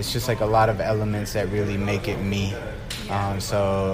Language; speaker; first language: English; early bilingual, other home language; Spanish